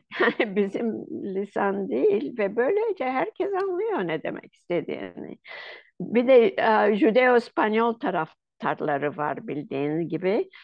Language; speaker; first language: Turkish; non-native, local second language; Ladino